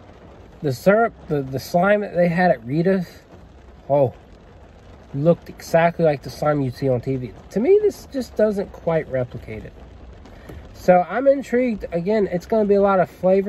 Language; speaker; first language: English; native; English